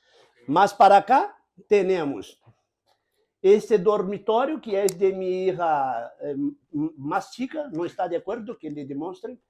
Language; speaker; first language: Spanish; non-native, fluent; Portuguese